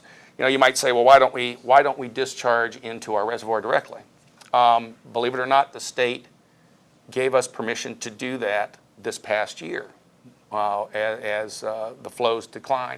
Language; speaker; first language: English; native; English